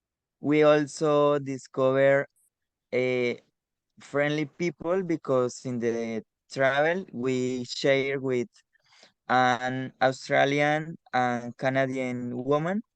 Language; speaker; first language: English; non-native, learner; Spanish